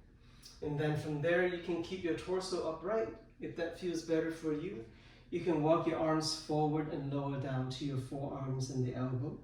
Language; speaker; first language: English; native; English